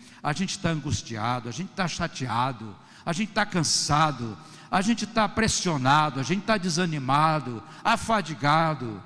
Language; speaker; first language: Portuguese; native; Portuguese